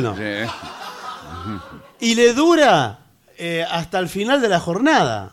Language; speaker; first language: Spanish; native; Spanish